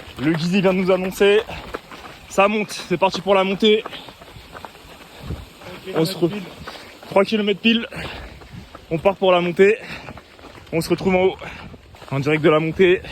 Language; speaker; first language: French; native; French